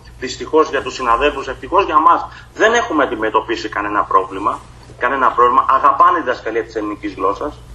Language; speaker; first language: Greek; native; Greek